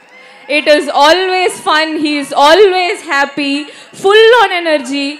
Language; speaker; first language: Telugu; non-native, fluent; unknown